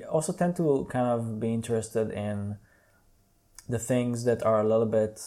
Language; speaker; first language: English; non-native, fluent; Hebrew